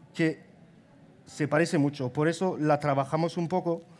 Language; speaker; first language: Spanish; non-native, fluent; French